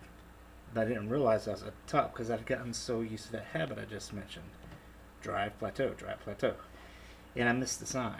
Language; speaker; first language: English; native; English